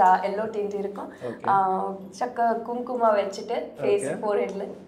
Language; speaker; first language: Tamil; non-native, learner; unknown